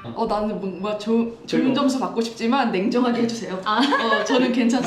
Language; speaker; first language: Korean; native; Korean